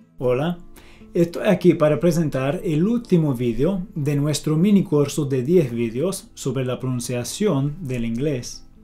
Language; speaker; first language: Spanish; non-native, fluent; English